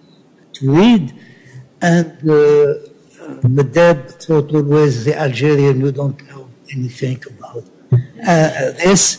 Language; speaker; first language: English; non-native, learner; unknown